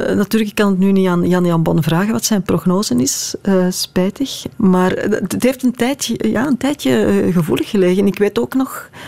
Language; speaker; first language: Dutch; native; Dutch